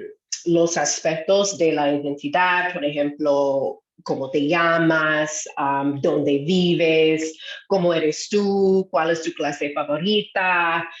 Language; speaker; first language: Spanish; non-native, fluent; English